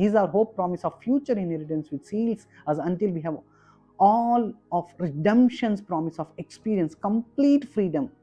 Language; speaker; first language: English; non-native, local second language; Kannada